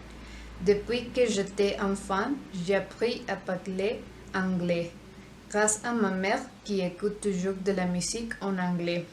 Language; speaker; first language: French; non-native, learner; Spanish